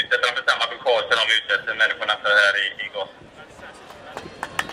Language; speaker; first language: Swedish; native; Swedish